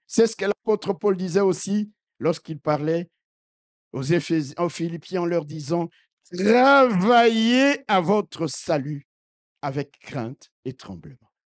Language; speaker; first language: French; non-native, local second language; Lingala